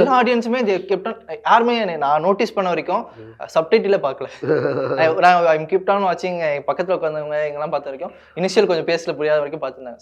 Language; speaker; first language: Tamil; native; Tamil